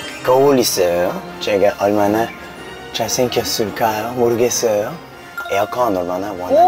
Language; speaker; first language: Korean; non-native, fluent; English